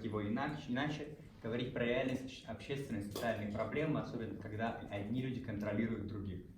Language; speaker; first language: Russian; native; Russian